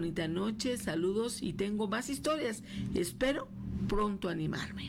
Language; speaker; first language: Spanish; native; Spanish